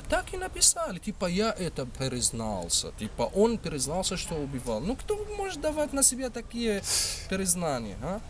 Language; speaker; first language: Russian; non-native, fluent; Arabic